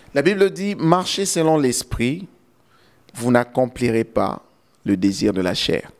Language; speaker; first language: French; non-native, local second language; Lingala